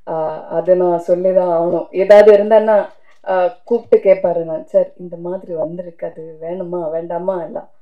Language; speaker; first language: Tamil; non-native, fluent; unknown